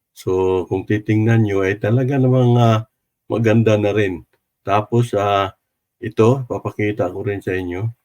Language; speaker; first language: Filipino; non-native, local second language; Cebuano